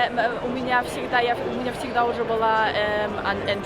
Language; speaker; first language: Russian; early bilingual, heritage; Russian